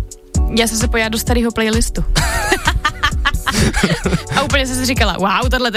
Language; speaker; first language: Czech; native; Czech